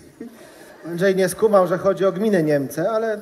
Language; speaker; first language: Polish; native; Polish